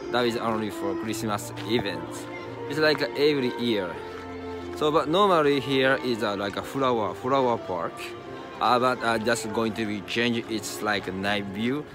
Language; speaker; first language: English; non-native, learner; Japanese